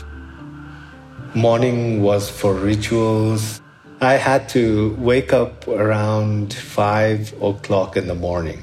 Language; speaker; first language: English; non-native, local second language; Sherpa